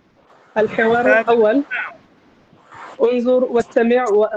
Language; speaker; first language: Arabic; non-native, learner; Bangla